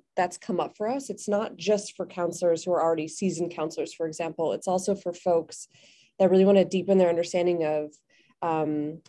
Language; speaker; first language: English; native; English